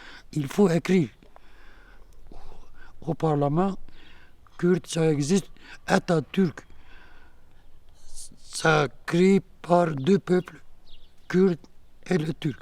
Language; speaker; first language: French; non-native, learner; Kurdish